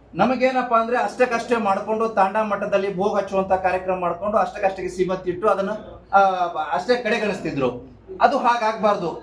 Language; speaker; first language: Kannada; non-native, local second language; Lambadi